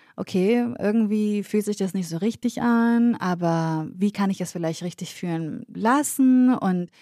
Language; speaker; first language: German; early bilingual, other home language; Central Kurdish